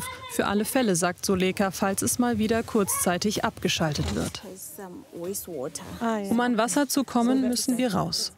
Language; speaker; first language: German; native; German